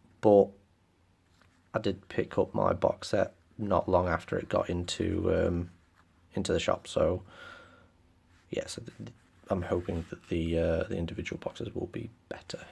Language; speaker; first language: English; native; English